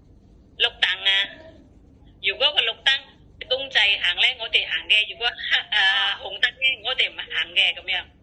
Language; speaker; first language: Cantonese; non-native, learner; Indonesian